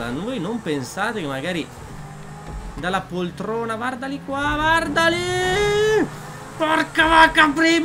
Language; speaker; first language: Italian; native; Italian